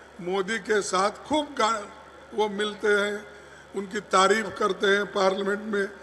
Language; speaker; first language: Hindi; non-native, local second language; Kannada